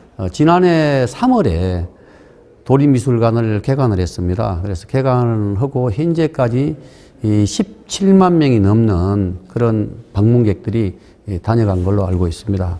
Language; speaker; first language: Korean; native; Korean